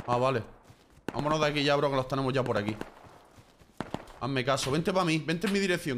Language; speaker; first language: Spanish; native; Spanish